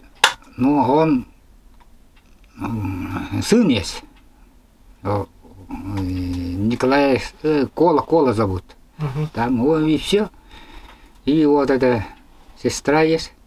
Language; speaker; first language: Russian; non-native, local second language; Yakut